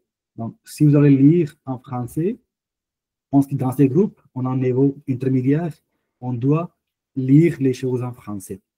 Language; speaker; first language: French; non-native, fluent; Hindi